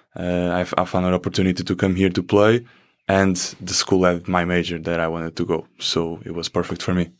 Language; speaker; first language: English; non-native, fluent; Portuguese